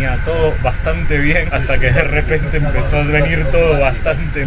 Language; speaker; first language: Spanish; native; Spanish